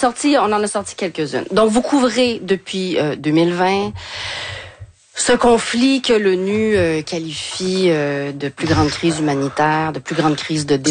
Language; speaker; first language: French; native; French